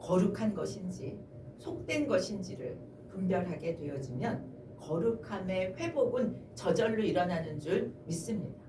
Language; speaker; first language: Korean; native; Korean